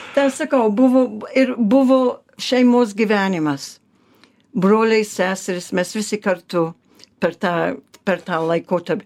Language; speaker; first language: Lithuanian; early bilingual, heritage; Lithuanian